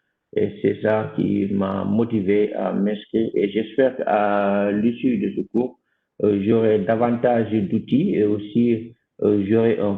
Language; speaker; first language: French; non-native, local second language; Wolof